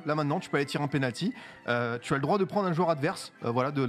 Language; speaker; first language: French; native; French